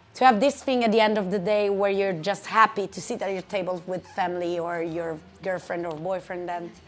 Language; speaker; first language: English; non-native, fluent; Italian